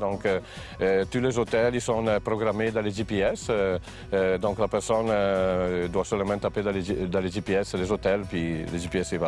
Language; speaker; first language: French; non-native, fluent; Italian